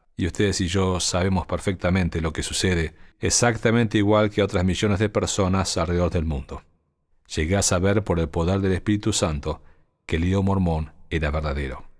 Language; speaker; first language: Spanish; native; Spanish